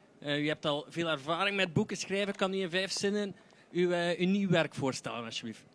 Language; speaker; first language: Dutch; native; Dutch